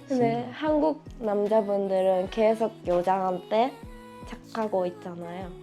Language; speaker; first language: Korean; non-native, learner; Japanese